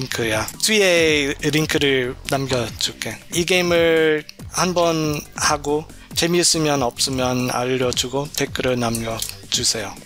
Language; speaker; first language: Korean; non-native, learner; English